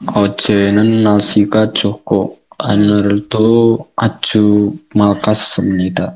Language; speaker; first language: Korean; non-native, learner; Indonesian